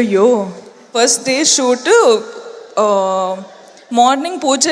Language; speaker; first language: Tamil; non-native, learner; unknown